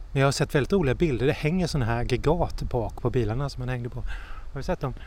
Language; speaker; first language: Swedish; native; Swedish